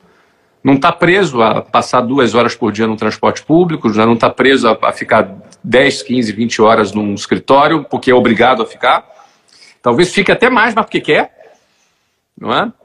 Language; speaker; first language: Portuguese; native; Portuguese